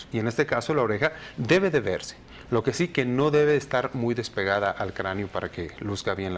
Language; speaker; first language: Spanish; native; Spanish